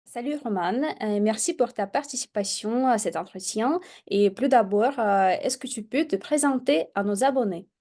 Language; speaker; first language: French; non-native, fluent; Russian